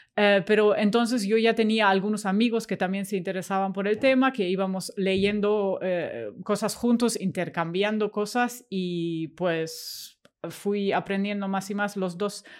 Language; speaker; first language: Spanish; non-native, fluent; German